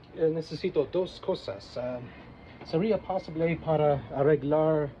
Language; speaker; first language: Spanish; non-native, learner; English